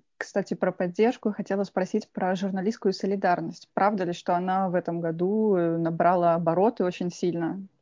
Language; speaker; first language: Russian; native; Russian